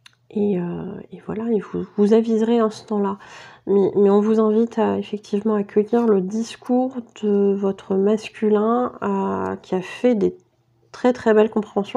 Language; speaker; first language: French; native; French